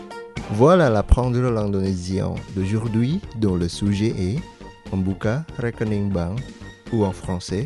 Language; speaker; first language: French; non-native, fluent; Indonesian